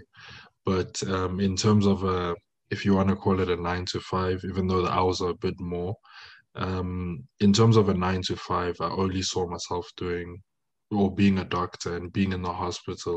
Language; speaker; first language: English; non-native, local second language; French